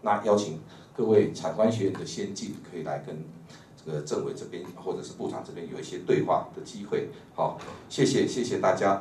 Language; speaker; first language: Chinese; native; Chinese